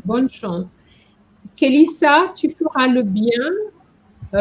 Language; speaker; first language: French; non-native, fluent; English